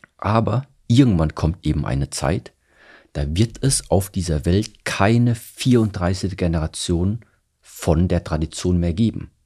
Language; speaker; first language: German; early bilingual, other home language; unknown